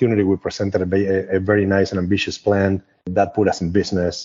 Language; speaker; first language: English; non-native, fluent; Spanish